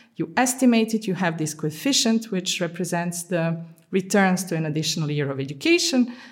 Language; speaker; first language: English; non-native, fluent; Serbian